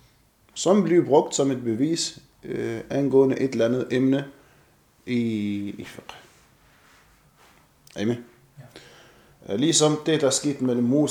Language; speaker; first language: Danish; non-native, fluent; Arabic